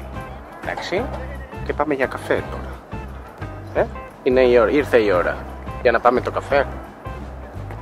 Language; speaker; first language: Greek; non-native, learner; Spanish